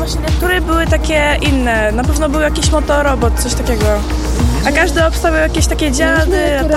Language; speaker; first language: Polish; non-native, learner; Ukrainian